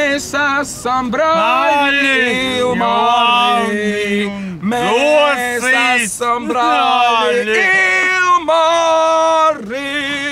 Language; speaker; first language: Latvian; native; Latvian